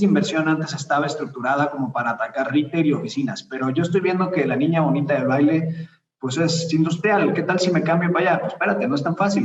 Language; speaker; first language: Spanish; native; Spanish